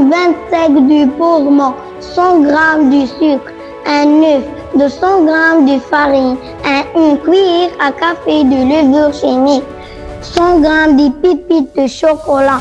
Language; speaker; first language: French; non-native, learner; Arabic